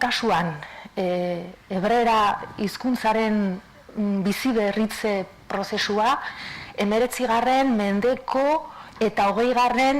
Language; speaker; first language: Basque; native; Basque